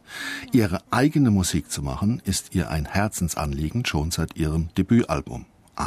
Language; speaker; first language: German; native; German